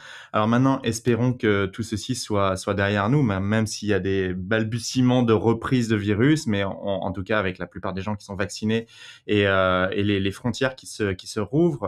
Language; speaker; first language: French; native; French